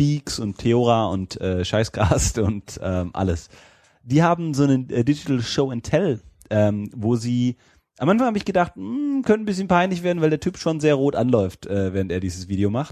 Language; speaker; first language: German; native; German